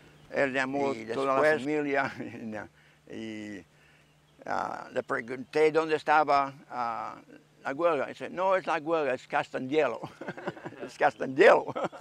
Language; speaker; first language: Spanish; native; Spanish